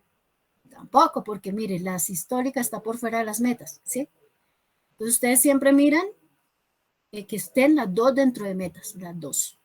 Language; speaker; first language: Spanish; native; Spanish